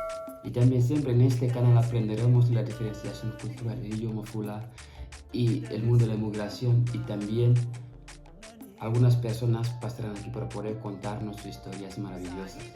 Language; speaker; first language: Spanish; non-native, fluent; Fula